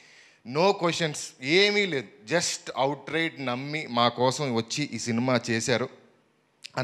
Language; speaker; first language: Telugu; native; Telugu